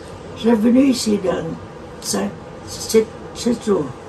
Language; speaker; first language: French; non-native, learner; Vietnamese